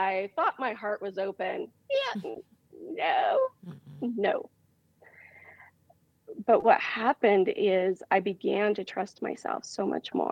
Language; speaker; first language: English; native; English